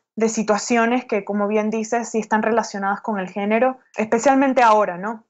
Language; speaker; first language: Spanish; native; Spanish